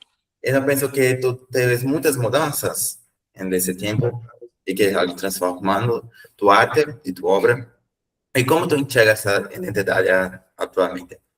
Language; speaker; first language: Spanish; non-native, learner; Portuguese